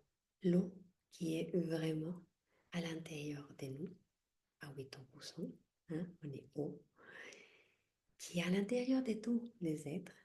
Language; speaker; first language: French; non-native, fluent; Spanish